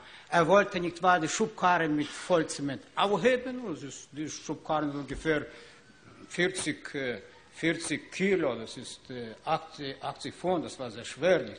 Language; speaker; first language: German; non-native, learner; Ukrainian